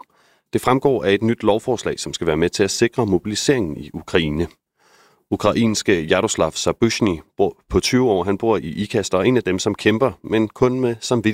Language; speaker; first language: Danish; native; Danish